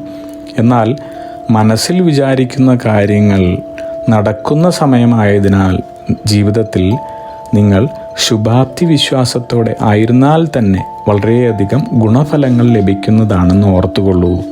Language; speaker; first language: Malayalam; native; Malayalam